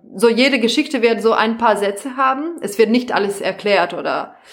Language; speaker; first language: German; non-native, fluent; Serbian